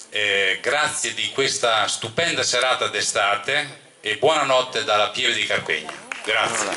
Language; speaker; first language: Italian; native; Italian